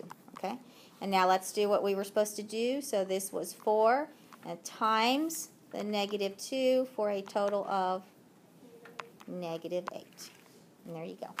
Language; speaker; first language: English; native; English